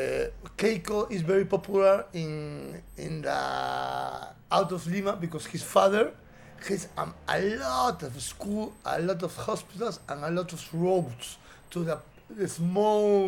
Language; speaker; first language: English; non-native, learner; Spanish